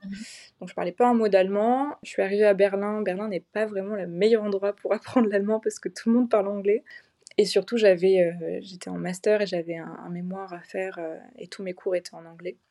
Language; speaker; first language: French; native; French